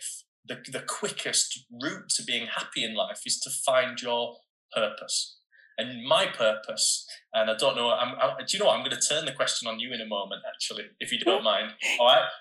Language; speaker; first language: English; native; English